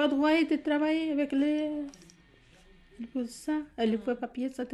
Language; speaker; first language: French; non-native, learner; Kurdish